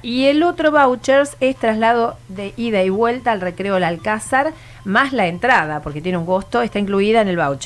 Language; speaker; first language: Spanish; native; Spanish